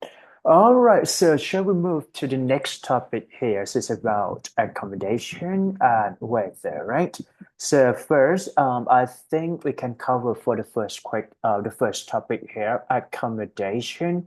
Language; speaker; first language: English; non-native, fluent; Thai